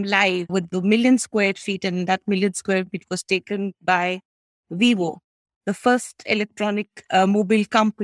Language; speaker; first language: English; non-native, local second language; Kashmiri